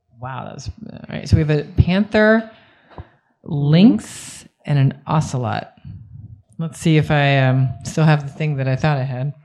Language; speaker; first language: English; native; English